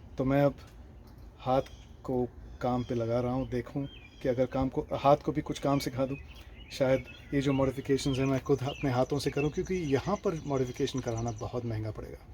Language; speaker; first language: Hindi; non-native, local second language; Tamil